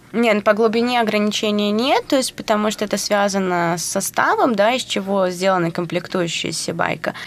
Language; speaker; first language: Russian; native; Russian